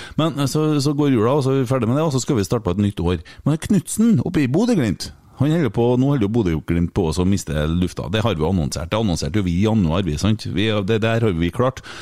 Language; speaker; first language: Norwegian; native; Norwegian